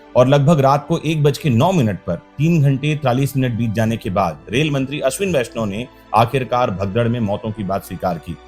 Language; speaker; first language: Hindi; native; Hindi